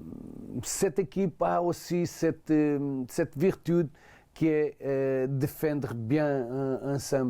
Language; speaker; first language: French; non-native, learner; Portuguese